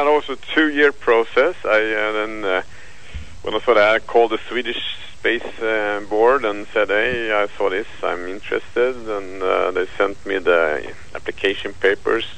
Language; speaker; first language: English; non-native, fluent; Swedish